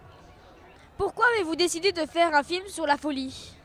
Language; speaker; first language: French; native; French